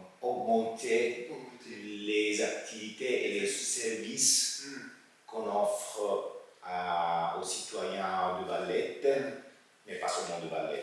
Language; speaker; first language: French; non-native, fluent; Italian